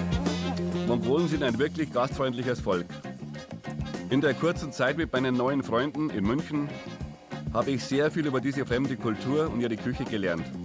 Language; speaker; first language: German; native; German